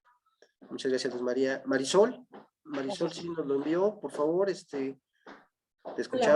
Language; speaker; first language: Spanish; native; Spanish